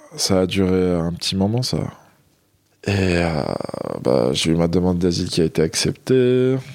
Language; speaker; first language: French; non-native, local second language; Arabic